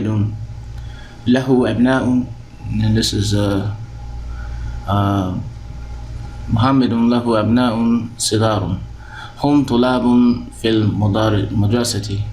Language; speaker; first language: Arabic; non-native, fluent; English